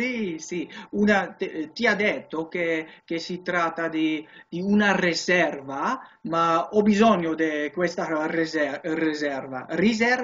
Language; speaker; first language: Italian; non-native, learner; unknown